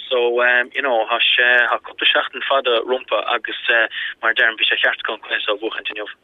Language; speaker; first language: Irish; native; Irish